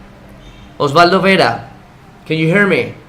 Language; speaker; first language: English; non-native, fluent; Spanish